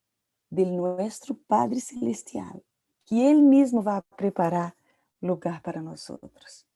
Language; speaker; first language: Portuguese; non-native, learner; Spanish